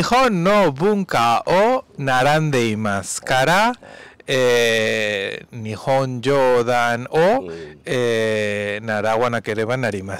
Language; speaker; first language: Japanese; non-native, learner; Spanish